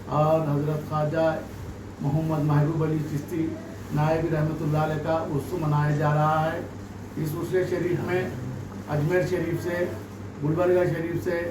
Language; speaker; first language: Urdu; native; Urdu